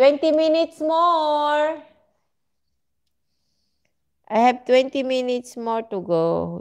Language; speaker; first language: English; non-native, learner; Filipino